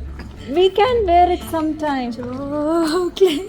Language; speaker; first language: English; non-native, local second language; Malayalam